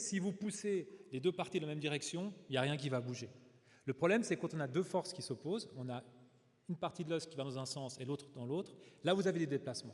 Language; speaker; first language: French; native; French